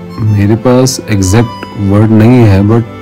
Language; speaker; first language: Hindi; native; Hindi